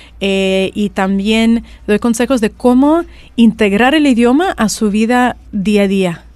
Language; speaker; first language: Spanish; non-native, fluent; Russian